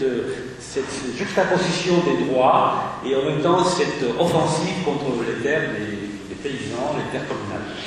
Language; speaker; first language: French; native; French